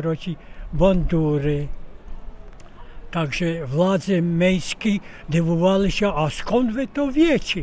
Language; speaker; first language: Polish; non-native, local second language; Ukrainian